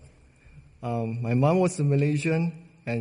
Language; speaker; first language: English; non-native, local second language; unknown